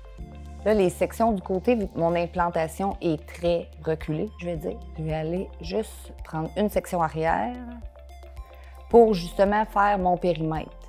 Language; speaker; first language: French; native; French